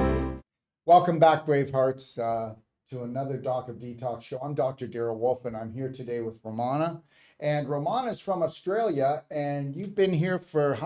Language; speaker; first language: English; native; English